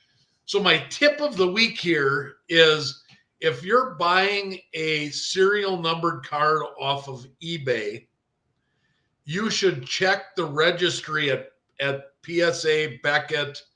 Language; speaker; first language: English; native; English